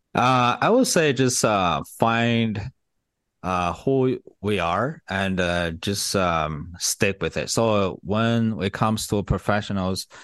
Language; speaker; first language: English; non-native, fluent; Chinese